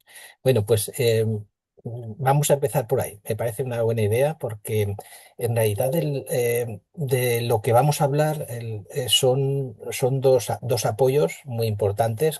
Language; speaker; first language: Spanish; native; Spanish